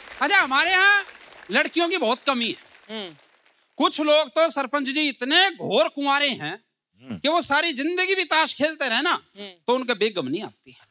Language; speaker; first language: Hindi; native; Hindi